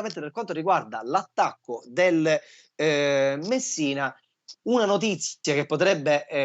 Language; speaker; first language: Italian; native; Italian